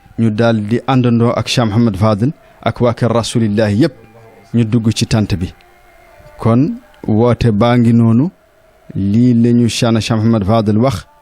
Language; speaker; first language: Wolof; native; Wolof